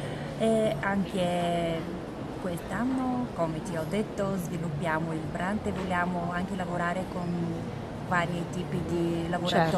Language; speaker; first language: Italian; non-native, fluent; Bulgarian